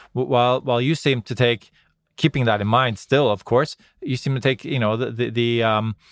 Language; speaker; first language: English; non-native, fluent; Norwegian